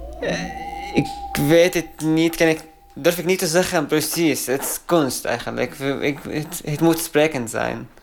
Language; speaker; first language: Dutch; non-native, learner; Arabic